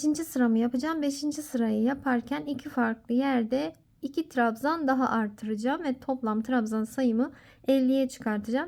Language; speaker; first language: Turkish; native; Turkish